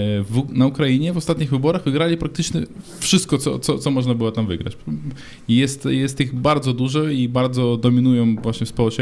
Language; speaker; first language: Polish; non-native, fluent; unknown